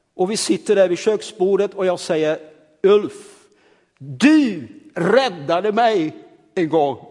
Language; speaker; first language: Swedish; early bilingual, heritage; Swedish